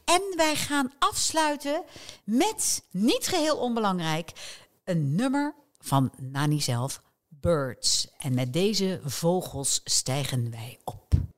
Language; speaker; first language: Dutch; native; Dutch